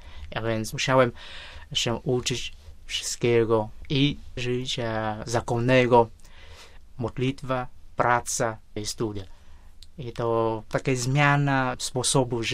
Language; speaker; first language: Polish; non-native, fluent; Vietnamese